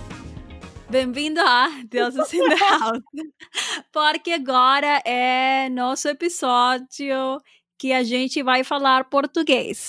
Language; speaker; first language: Portuguese; non-native, fluent; Spanish